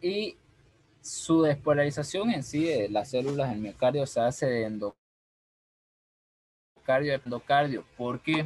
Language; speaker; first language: Spanish; native; Spanish